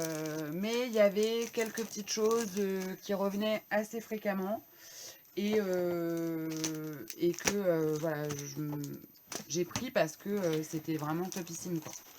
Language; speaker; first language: French; native; French